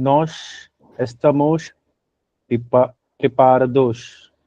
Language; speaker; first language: Portuguese; non-native, learner; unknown